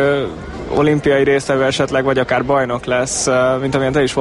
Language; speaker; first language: Hungarian; native; Hungarian